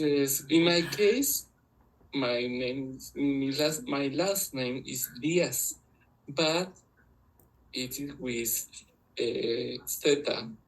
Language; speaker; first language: English; non-native, learner; Spanish